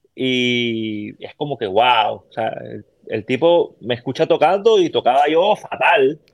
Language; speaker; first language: Spanish; native; Spanish